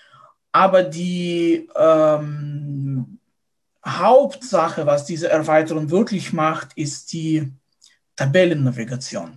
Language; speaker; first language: German; non-native, fluent; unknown